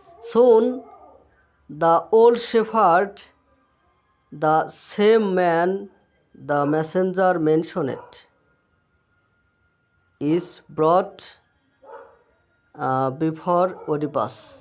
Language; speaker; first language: English; non-native, local second language; Bangla